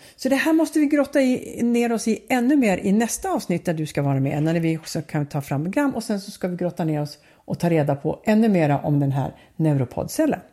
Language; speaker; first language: Swedish; early bilingual, other home language; Finnish